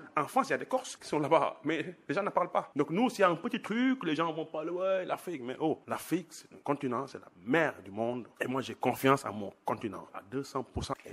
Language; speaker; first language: French; non-native, local second language; Wolof